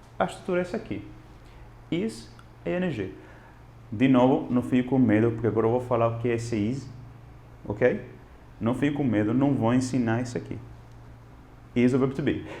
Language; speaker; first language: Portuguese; non-native, fluent; Italian